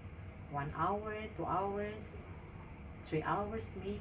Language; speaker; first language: English; non-native, learner; Indonesian